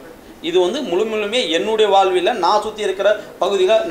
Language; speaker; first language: Tamil; native; Tamil